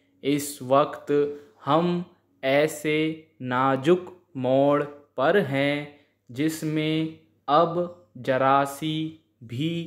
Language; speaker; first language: Hindi; native; Hindi